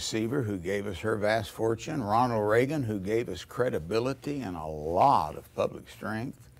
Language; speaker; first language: English; native; English